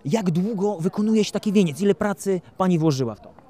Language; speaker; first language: Polish; native; Polish